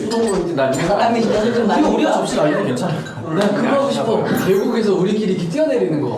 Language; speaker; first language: Korean; native; Korean